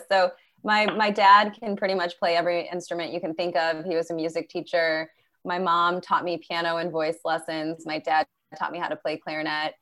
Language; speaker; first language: English; native; English